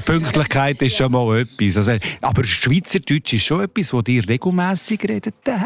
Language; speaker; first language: German; native; German